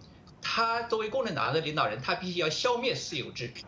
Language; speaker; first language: Chinese; native; Chinese